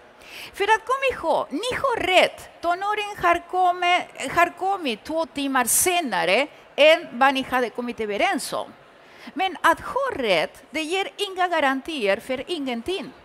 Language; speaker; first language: Swedish; early bilingual, other home language; Spanish